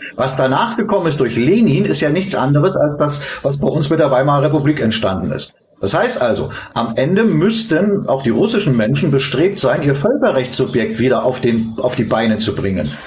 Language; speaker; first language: German; non-native, fluent; Russian